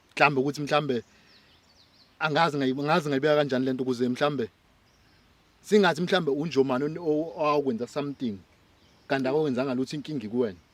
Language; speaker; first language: Zulu; native; Zulu